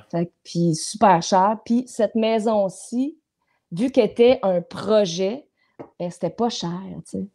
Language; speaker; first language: French; native; French